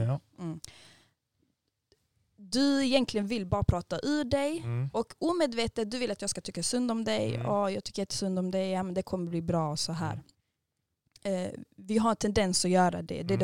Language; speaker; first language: Swedish; early bilingual, other home language; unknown